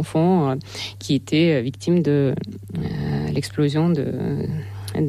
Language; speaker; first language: French; non-native, fluent; Russian